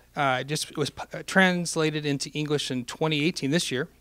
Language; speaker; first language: English; native; English